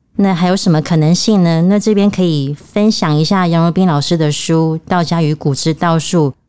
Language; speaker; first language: Chinese; native; Chinese